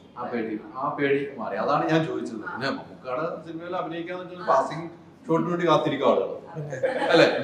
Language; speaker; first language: Malayalam; native; Malayalam